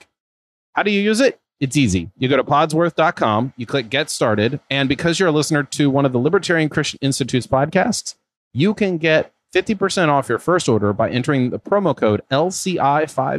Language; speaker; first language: English; native; English